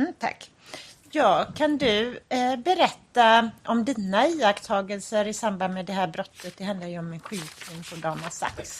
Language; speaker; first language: Swedish; native; Swedish